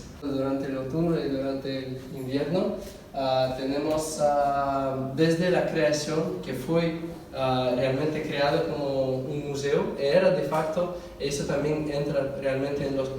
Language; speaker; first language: Spanish; non-native, fluent; Russian